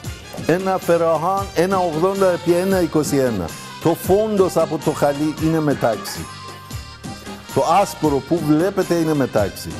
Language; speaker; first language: Greek; non-native, learner; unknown